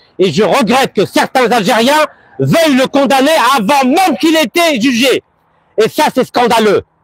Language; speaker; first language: French; early bilingual, other home language; Arabic